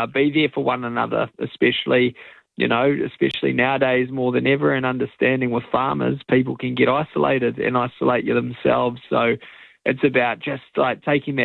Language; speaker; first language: English; native; English